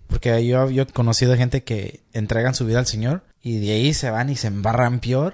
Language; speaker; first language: Spanish; early bilingual, heritage; Spanish